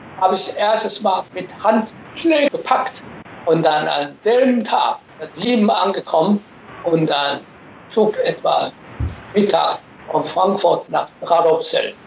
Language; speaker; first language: German; non-native, fluent; Chinese